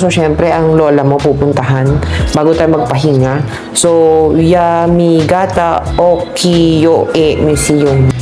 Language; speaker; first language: Filipino; native; Filipino